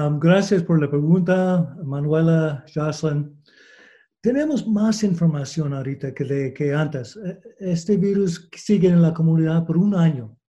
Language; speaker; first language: Spanish; non-native, learner; English